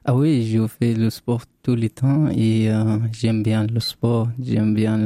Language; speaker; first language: French; non-native, learner; Arabic